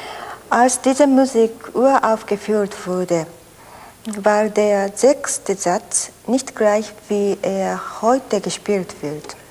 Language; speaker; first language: German; non-native, fluent; Japanese